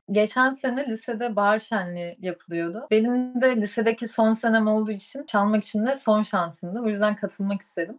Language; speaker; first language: Turkish; native; Turkish